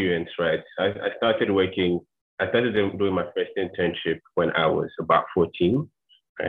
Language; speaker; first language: English; non-native, local second language; Akan